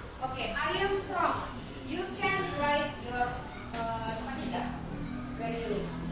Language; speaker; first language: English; non-native, fluent; Indonesian